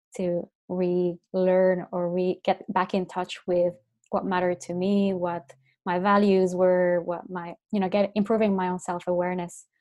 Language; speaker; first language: English; non-native, fluent; Finnish